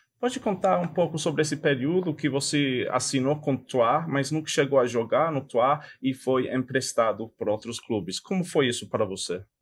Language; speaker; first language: Portuguese; native; Portuguese